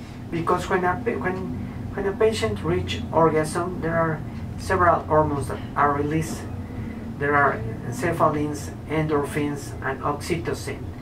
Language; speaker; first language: English; non-native, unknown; Spanish